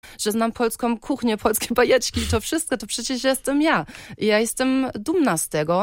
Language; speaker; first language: Polish; early bilingual, heritage; Polish